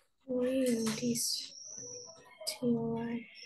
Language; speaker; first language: English; non-native, learner; Vietnamese